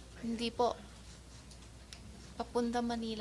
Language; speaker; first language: Filipino; non-native, learner; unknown